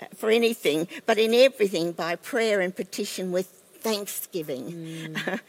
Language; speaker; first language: English; native; English